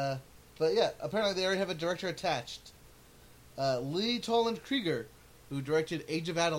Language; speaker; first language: English; native; English